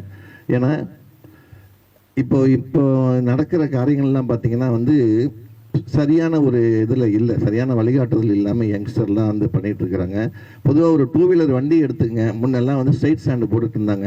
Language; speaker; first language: Tamil; native; Tamil